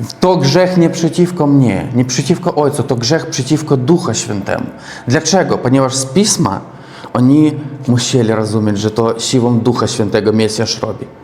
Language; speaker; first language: Polish; non-native, learner; Russian